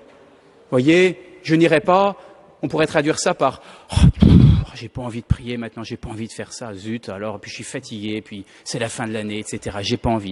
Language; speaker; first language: French; native; French